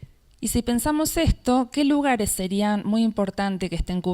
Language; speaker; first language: Spanish; native; Spanish